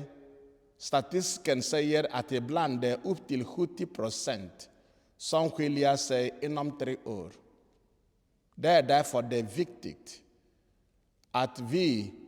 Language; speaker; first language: Swedish; non-native, fluent; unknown